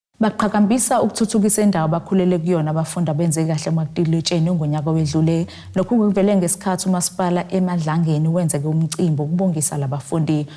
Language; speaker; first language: Zulu; native; Zulu